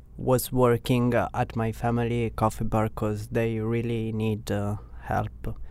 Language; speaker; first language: English; non-native, learner; Italian